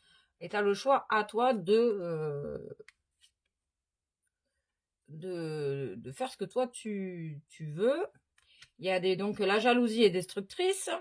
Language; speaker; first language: French; native; French